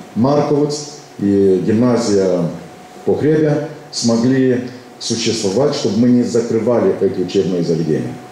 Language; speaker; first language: Russian; non-native, local second language; Romanian